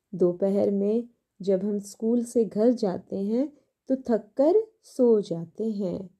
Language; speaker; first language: Hindi; native; Hindi